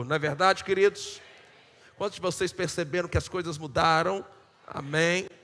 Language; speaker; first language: Portuguese; native; Portuguese